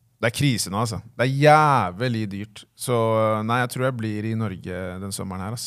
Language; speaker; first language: Norwegian; native; Norwegian